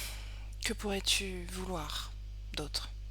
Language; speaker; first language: French; native; French